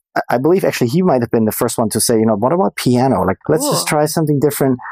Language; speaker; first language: English; non-native, fluent; German